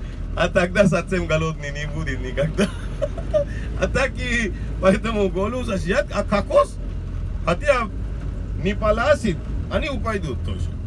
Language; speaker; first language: Russian; non-native, learner; Sinhala